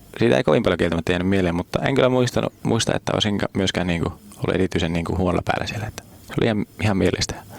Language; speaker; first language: Finnish; native; Finnish